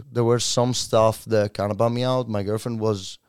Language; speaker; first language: English; non-native, fluent; Italian